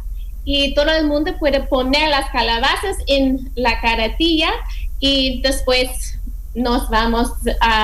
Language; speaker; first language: Spanish; non-native, fluent; English